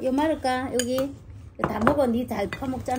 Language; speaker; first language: Korean; native; Korean